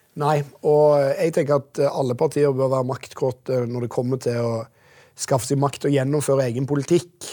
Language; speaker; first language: Norwegian; native; Norwegian